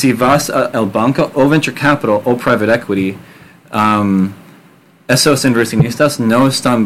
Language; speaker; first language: Spanish; non-native, learner; English